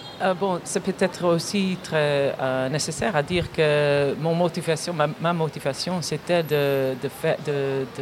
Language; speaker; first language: French; non-native, fluent; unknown